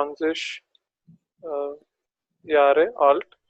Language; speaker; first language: German; non-native, learner; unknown